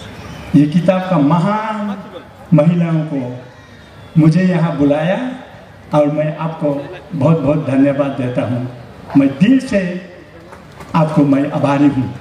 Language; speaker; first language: Hindi; non-native, learner; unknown